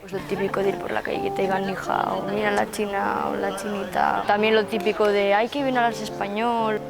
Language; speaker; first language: Spanish; early bilingual, other home language; Chinese